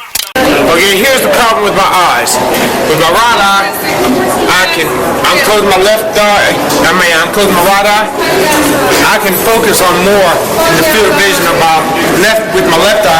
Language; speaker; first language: English; native; English